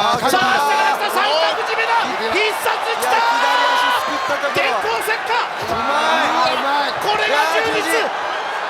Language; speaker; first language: Japanese; native; Japanese